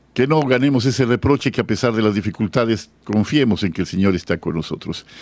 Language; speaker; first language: Spanish; native; Spanish